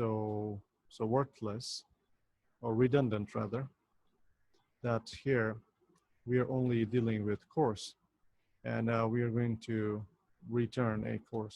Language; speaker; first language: English; non-native, local second language; Bangla